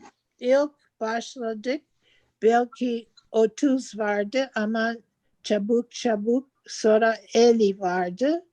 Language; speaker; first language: Turkish; non-native, learner; English